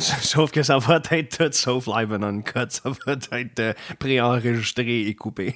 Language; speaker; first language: French; native; French